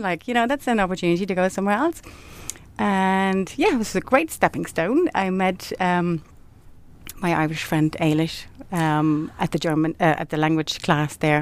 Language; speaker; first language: English; non-native, fluent; German